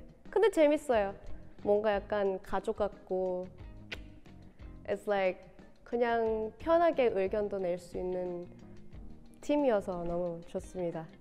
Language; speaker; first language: Korean; non-native, fluent; Thai